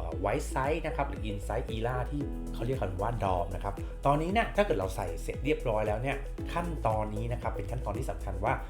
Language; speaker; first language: Thai; native; Thai